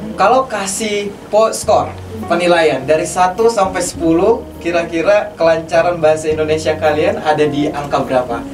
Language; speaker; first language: Indonesian; native; Indonesian